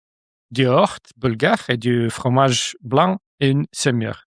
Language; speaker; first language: French; non-native, learner; Bulgarian